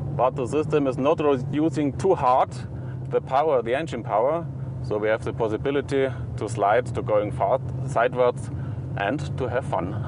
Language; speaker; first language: English; non-native, fluent; German